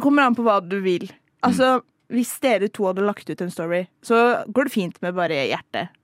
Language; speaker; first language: Norwegian; native; Norwegian